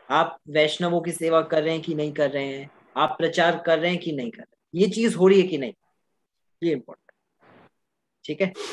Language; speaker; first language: Hindi; native; Hindi